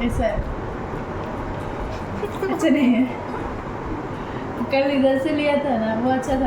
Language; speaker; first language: Hindi; non-native, local second language; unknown